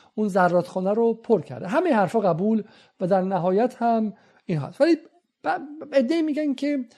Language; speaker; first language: Persian; native; Persian